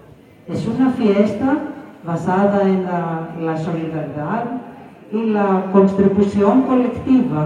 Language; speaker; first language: Spanish; non-native, fluent; Greek